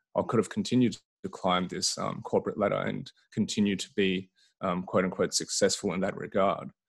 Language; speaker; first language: English; native; English